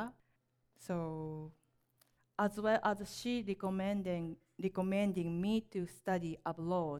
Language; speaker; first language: English; non-native, learner; Japanese